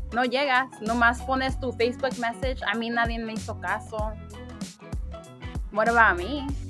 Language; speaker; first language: Spanish; early bilingual, heritage; Spanish